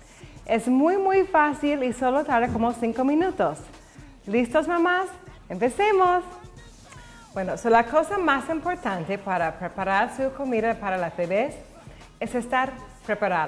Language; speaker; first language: Spanish; non-native, learner; English